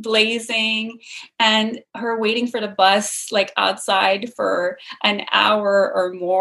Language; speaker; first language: English; non-native, fluent; French